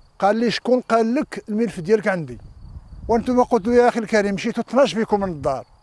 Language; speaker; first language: Arabic; non-native, local second language; Riffian